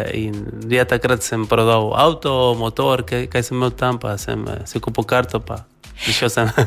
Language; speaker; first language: Slovenian; non-native, fluent; Spanish